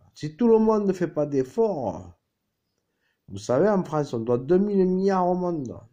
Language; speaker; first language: French; native; French